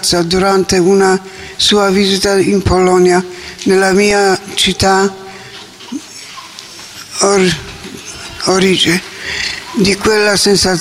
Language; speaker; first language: Italian; non-native, learner; Polish